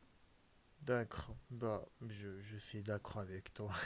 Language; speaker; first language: French; non-native, learner; Japanese